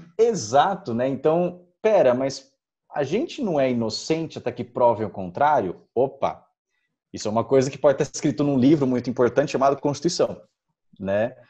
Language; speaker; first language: Portuguese; early bilingual, other home language; Spanish